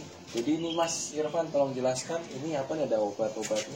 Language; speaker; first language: Indonesian; native; Indonesian